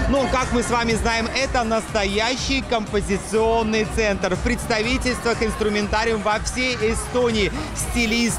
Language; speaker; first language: Russian; native; Russian